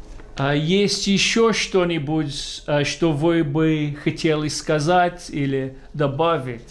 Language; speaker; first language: Russian; non-native, fluent; English